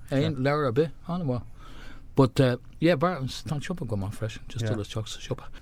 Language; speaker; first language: Irish; non-native, local second language; English